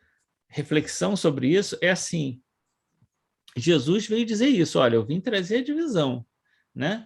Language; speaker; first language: Portuguese; native; Portuguese